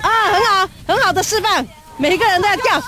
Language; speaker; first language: Chinese; native; Chinese